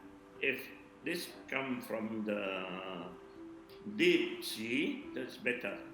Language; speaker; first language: English; non-native, learner; Indonesian